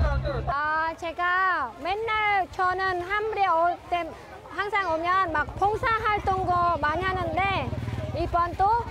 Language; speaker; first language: Korean; non-native, learner; Khmer